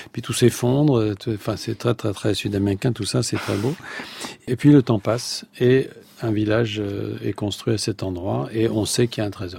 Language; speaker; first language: French; native; French